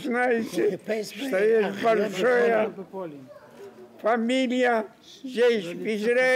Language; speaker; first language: Russian; non-native, fluent; Polish